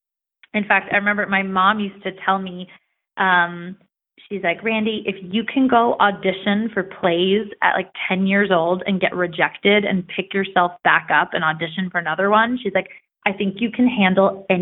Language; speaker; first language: English; native; English